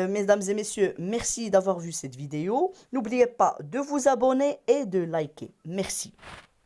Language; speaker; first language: French; non-native, local second language; Arabic